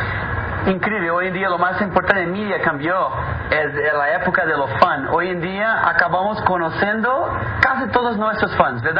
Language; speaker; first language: Spanish; non-native, fluent; Portuguese